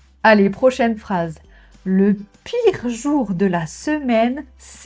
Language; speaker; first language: French; native; French